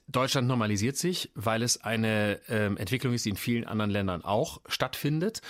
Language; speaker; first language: German; native; German